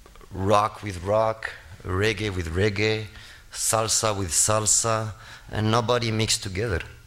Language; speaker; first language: English; non-native, fluent; Spanish